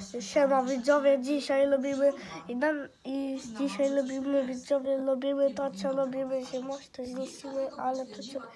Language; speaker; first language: Polish; non-native, learner; English